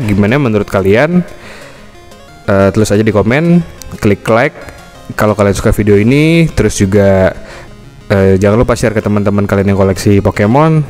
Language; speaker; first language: Indonesian; native; Indonesian